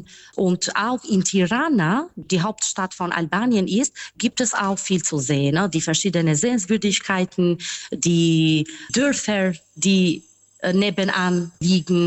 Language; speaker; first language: German; non-native, fluent; Albanian